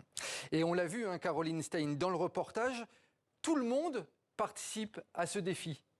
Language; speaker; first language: French; native; French